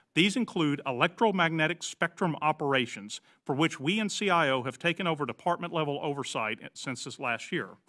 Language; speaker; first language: English; native; English